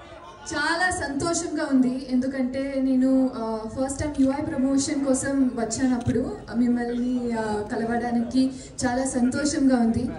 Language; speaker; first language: Telugu; non-native, learner; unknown